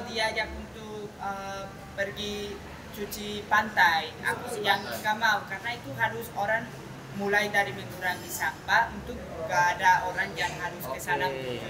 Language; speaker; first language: Indonesian; non-native, fluent; Spanish